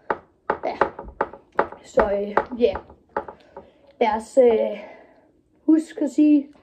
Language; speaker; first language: Danish; native; Danish